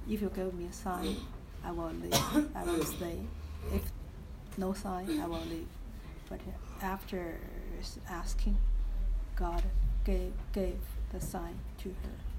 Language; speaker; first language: English; non-native, fluent; Chinese